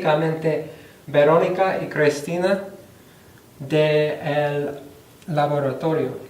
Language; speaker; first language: Spanish; non-native, fluent; English